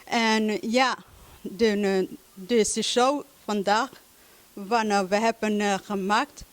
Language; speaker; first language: Dutch; early bilingual, other home language; Somali